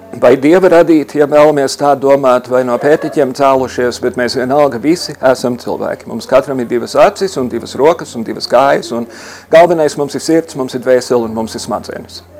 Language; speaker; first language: Latvian; early bilingual, heritage; Latvian